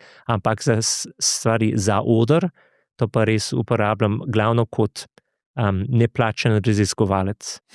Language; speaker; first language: Slovenian; non-native, fluent; English